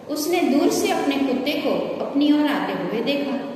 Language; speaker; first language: Hindi; non-native, local second language; Gujarati